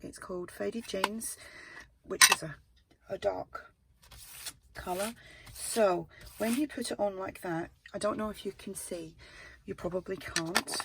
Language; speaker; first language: English; native; English